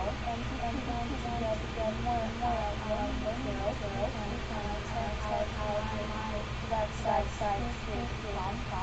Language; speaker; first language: English; non-native, learner; Ukrainian